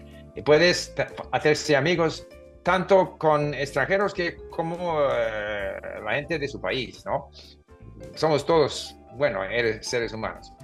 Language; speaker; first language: Spanish; non-native, fluent; English